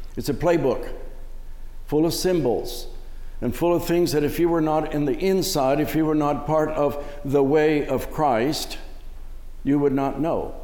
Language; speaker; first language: English; early bilingual, other home language; Spanish